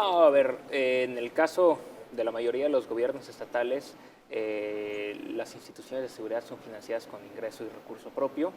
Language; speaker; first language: Spanish; native; Spanish